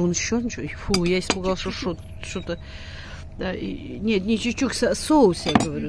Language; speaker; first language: Russian; native; Russian